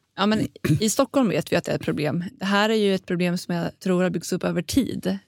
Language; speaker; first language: Swedish; native; Swedish